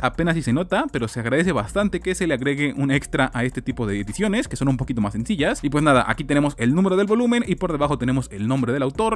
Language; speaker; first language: Spanish; native; Spanish